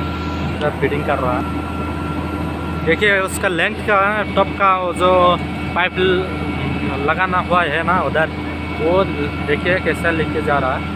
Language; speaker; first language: Hindi; non-native, local second language; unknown